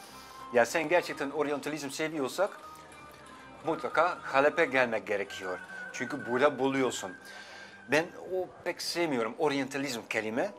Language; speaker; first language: Turkish; non-native, fluent; Dutch